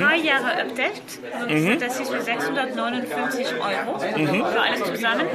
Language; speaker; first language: German; non-native, learner; French